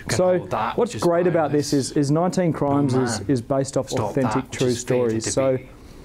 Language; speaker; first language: English; native; English